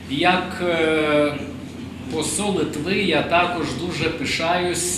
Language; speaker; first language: Ukrainian; non-native, fluent; Lithuanian